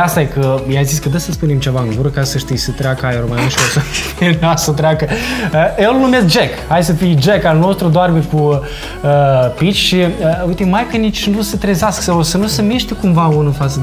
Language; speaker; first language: Romanian; native; Romanian